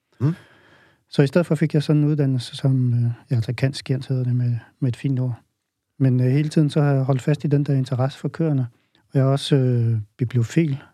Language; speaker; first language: Danish; native; Danish